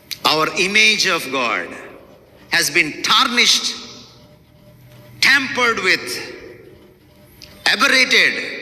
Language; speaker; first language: English; non-native, local second language; Telugu